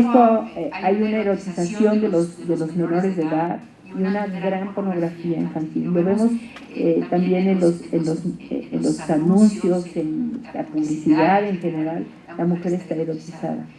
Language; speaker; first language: Spanish; native; Spanish